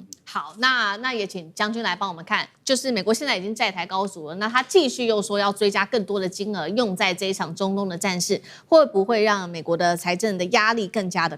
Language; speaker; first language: Chinese; native; Chinese